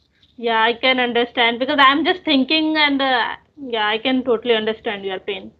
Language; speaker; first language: English; non-native, local second language; Hindi